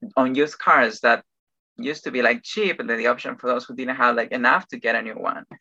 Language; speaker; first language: English; non-native, fluent; Spanish